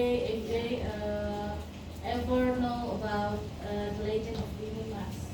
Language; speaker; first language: English; non-native, learner; Indonesian